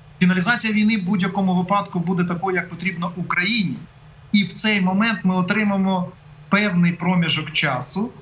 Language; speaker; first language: Ukrainian; native; Ukrainian